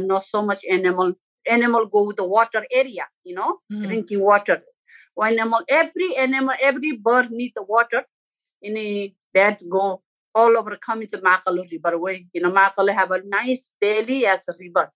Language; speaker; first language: English; non-native, local second language; Sherpa